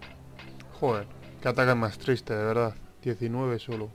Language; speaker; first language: Spanish; native; Spanish